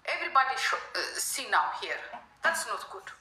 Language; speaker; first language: English; non-native, learner; Amharic